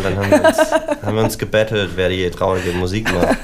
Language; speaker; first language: German; native; German